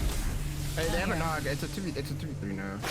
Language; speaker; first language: English; native; English